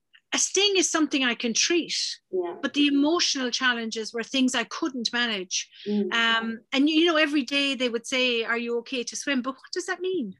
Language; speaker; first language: English; native; English